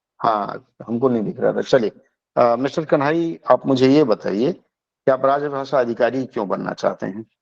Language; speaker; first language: Hindi; native; Hindi